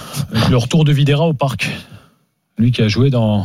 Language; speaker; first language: French; native; French